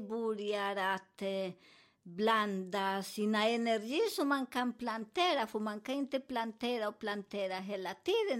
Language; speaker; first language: Swedish; non-native, learner; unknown